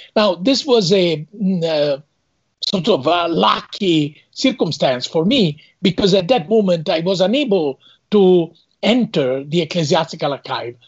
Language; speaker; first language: English; non-native, fluent; Italian